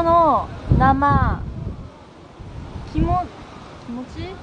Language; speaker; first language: Korean; non-native, learner; Japanese